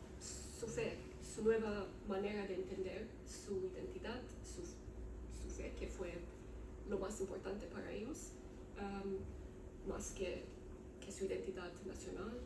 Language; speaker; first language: Spanish; non-native, learner; Romanian